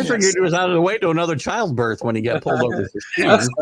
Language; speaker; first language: English; native; English